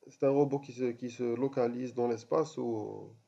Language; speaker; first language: French; non-native, local second language; Arabic